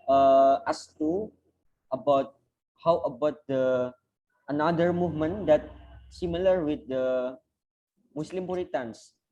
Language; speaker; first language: English; non-native, learner; Indonesian